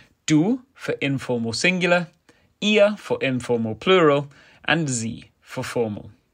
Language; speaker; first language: English; native; English